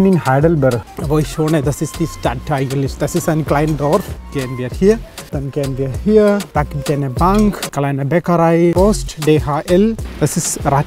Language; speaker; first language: German; non-native, learner; Malayalam